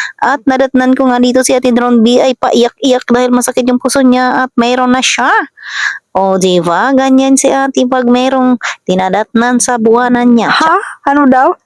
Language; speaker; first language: Filipino; non-native, local second language; Masbatenyo